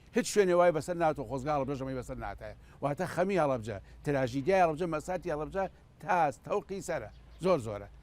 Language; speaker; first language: Central Kurdish; native; Central Kurdish